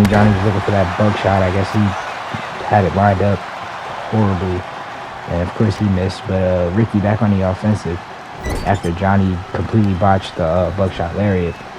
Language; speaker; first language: English; native; English